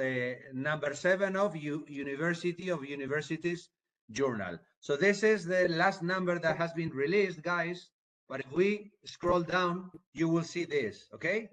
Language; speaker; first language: English; non-native, fluent; Spanish